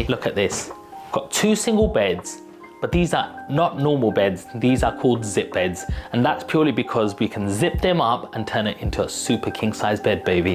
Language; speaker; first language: English; native; English